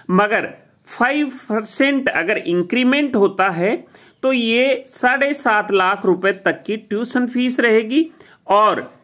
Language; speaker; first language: Hindi; native; Hindi